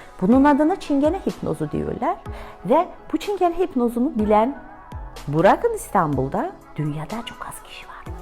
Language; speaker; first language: Turkish; non-native, fluent; Russian